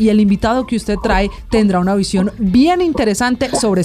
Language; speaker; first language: Spanish; native; Spanish